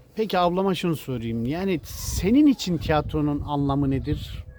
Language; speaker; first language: Turkish; native; Turkish